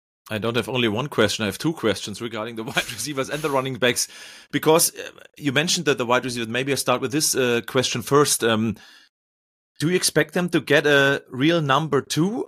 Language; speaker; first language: English; non-native, fluent; German